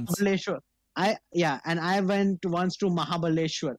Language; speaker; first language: English; non-native, local second language; Bangla